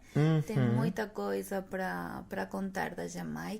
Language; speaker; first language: Portuguese; non-native, fluent; Spanish